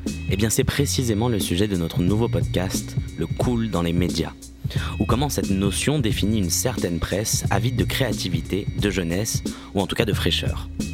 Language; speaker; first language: French; native; French